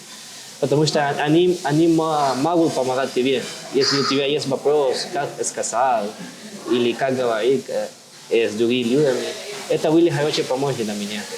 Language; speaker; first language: Russian; non-native, learner; Spanish